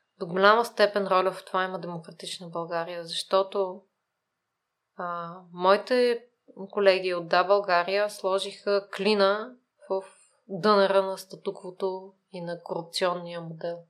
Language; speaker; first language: Bulgarian; native; Bulgarian